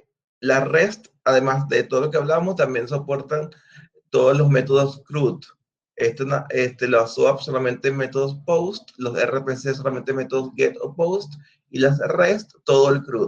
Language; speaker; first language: Spanish; native; Spanish